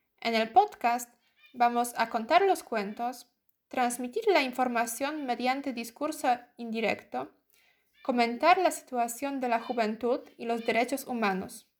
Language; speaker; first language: Spanish; non-native, learner; Polish